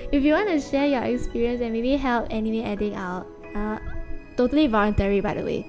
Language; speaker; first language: English; native; English